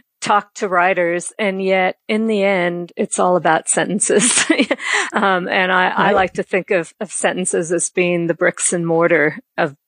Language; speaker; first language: English; native; English